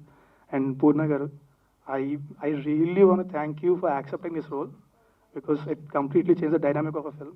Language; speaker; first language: Telugu; native; Telugu